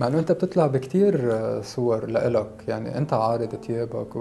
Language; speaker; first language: Arabic; native; Arabic